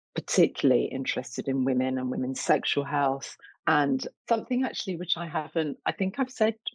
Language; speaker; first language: English; native; English